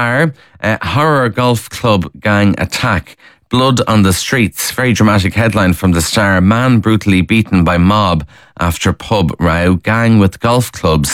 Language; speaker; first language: English; native; English